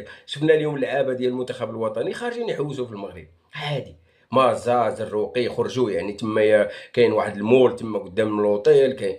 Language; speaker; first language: Arabic; native; Arabic